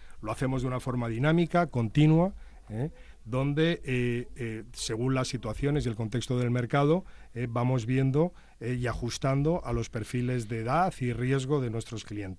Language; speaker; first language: Spanish; native; Spanish